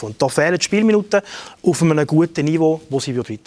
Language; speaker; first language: German; native; German